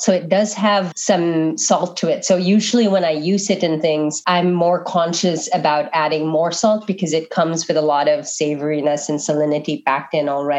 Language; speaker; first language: English; non-native, local second language; Filipino